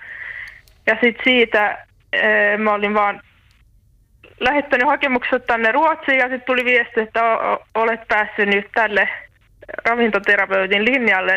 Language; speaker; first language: Finnish; native; Finnish